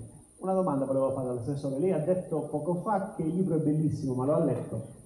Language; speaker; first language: Italian; native; Italian